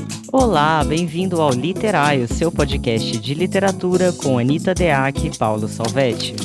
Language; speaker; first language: Portuguese; native; Portuguese